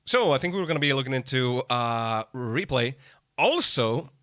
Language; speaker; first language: English; non-native, fluent; Icelandic